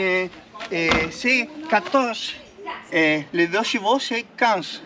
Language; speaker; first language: French; non-native, learner; Spanish